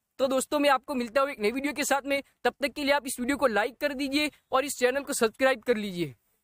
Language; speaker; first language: Hindi; non-native, local second language; Gujarati